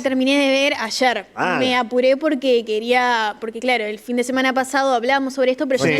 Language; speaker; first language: Spanish; native; Spanish